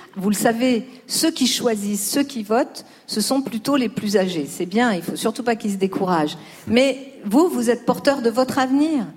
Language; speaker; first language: French; early bilingual, other home language; Spanish